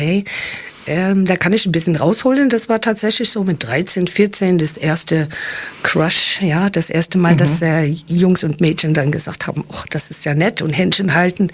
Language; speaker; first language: German; non-native, fluent; English